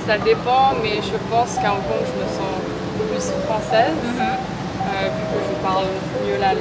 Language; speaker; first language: French; early bilingual, heritage; French